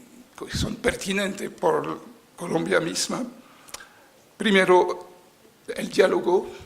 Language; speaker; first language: Spanish; non-native, fluent; French